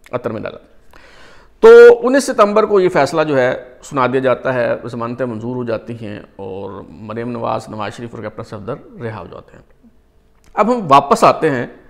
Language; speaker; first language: Urdu; native; Urdu